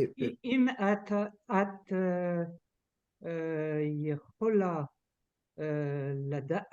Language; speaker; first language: Hebrew; non-native, learner; French